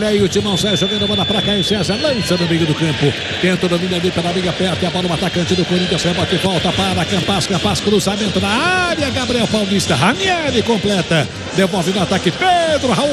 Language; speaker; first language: Portuguese; native; Portuguese